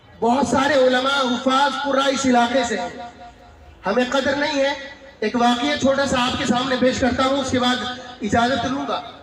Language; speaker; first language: Urdu; native; Urdu